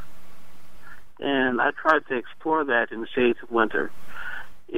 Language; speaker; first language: English; native; English